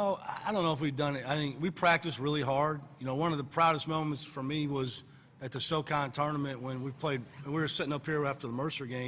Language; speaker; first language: English; native; English